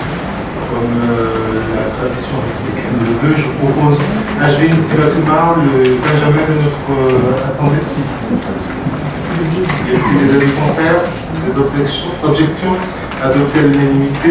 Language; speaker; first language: French; native; French